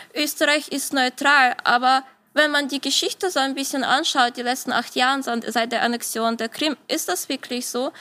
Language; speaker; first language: German; non-native, fluent; Ukrainian